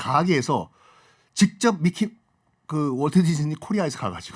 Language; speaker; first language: Korean; native; Korean